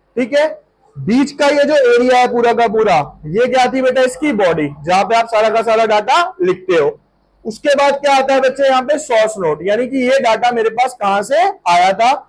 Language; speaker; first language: Hindi; native; Hindi